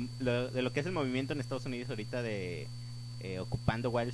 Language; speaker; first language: Spanish; native; Spanish